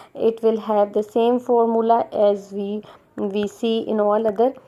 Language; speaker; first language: English; non-native, local second language; Urdu